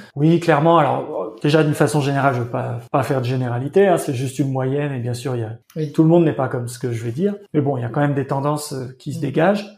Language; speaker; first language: French; native; French